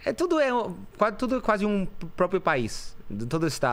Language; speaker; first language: Portuguese; non-native, fluent; English